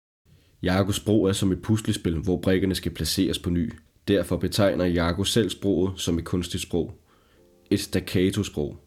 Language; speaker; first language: Danish; native; Danish